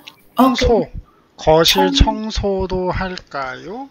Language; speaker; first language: Korean; native; Korean